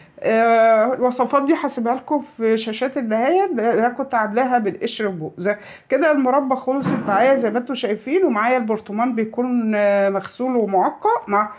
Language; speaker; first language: Arabic; native; Arabic